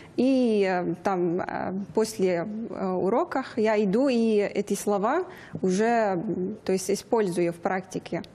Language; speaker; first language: Russian; non-native, fluent; Persian